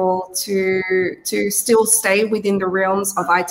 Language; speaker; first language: English; native; English